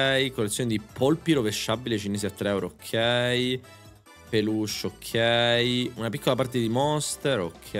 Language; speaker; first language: Italian; native; Italian